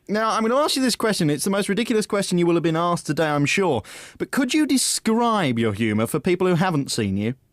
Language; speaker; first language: English; native; English